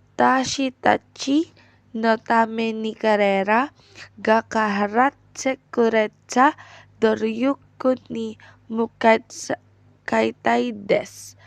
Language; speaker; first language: Japanese; non-native, learner; Filipino